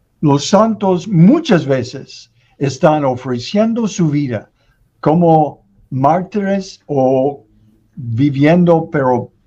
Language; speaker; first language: Spanish; non-native, learner; English